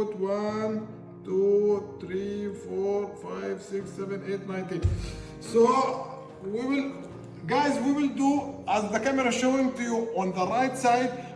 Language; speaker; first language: English; non-native, learner; Arabic